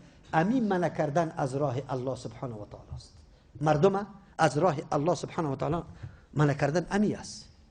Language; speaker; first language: Persian; native; Persian